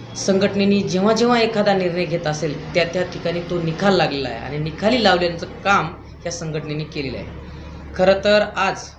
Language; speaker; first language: Marathi; native; Marathi